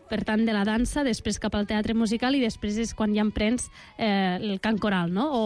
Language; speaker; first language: Catalan; native; Catalan